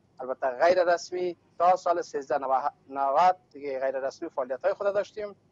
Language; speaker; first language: Persian; native; Persian